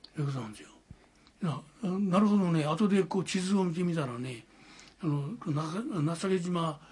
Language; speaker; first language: Japanese; native; Japanese